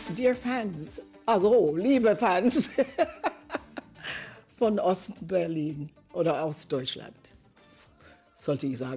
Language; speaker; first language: German; non-native, fluent; English